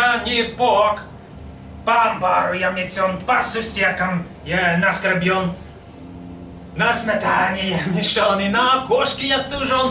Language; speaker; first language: Russian; non-native, fluent; English